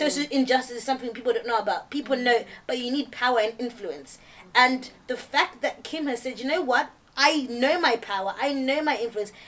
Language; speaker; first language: English; native; English